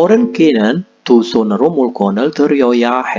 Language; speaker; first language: Korean; non-native, fluent; Indonesian